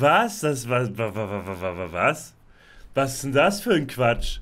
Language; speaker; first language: German; native; German